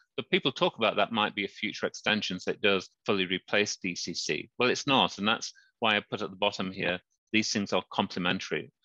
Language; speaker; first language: English; native; English